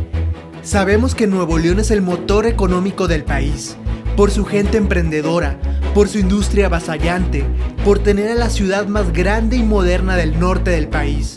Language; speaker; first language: Spanish; native; Spanish